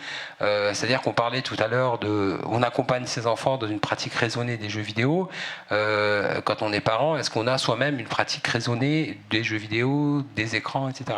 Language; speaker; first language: French; native; French